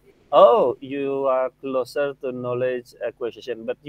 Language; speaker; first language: English; non-native, fluent; Indonesian